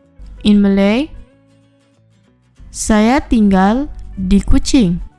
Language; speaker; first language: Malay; non-native, fluent; Urdu